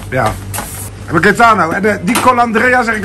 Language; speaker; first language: Dutch; native; Dutch